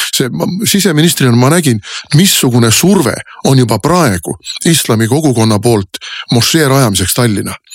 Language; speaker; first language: Estonian; native; Estonian